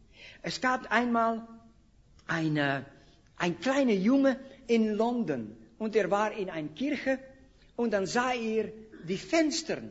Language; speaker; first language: German; non-native, fluent; Dutch